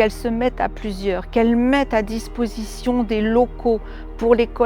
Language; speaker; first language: French; native; French